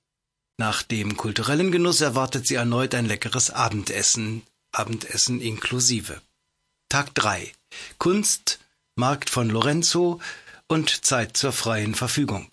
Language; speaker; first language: German; native; German